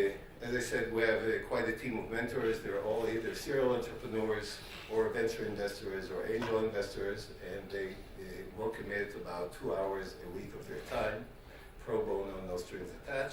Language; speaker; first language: English; non-native, fluent; Hebrew